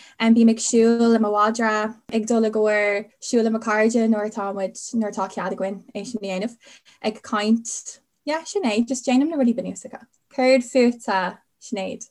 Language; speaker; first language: Irish; non-native, local second language; English